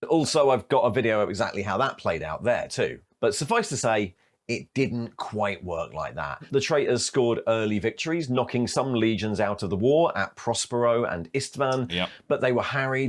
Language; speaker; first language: English; native; English